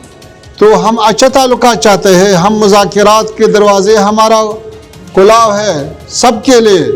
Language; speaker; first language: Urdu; non-native, fluent; Pashto